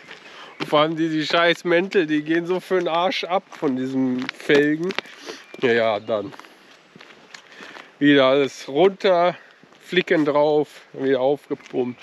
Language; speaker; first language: German; native; German